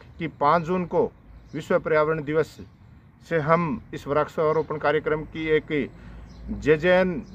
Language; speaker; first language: Hindi; native; Hindi